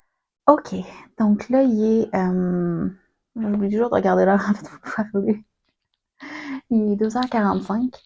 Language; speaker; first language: French; native; French